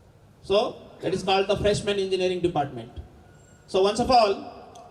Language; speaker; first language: English; non-native, local second language; Telugu